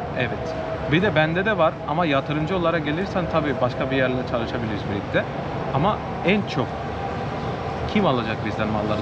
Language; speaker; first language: Turkish; non-native, fluent; Bangla